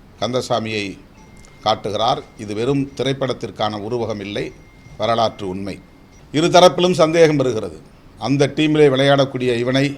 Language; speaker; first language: Tamil; native; Tamil